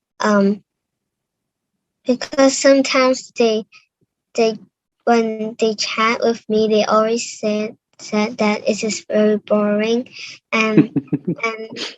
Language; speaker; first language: English; non-native, learner; Cantonese